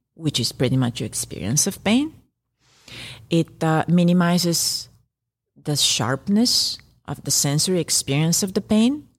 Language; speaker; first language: English; non-native, fluent; Bulgarian